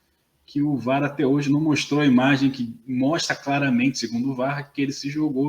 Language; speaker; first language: Portuguese; native; Portuguese